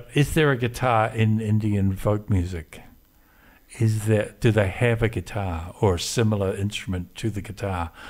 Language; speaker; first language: English; native; English